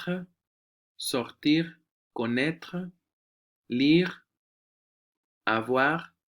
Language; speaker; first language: French; non-native, fluent; Spanish